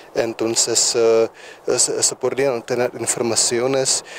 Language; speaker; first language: Spanish; non-native, learner; Czech